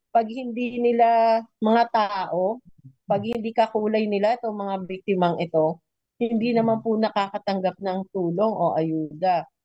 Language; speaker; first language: Filipino; native; Filipino